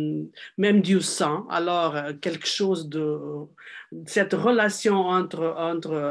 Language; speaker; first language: French; non-native, fluent; Portuguese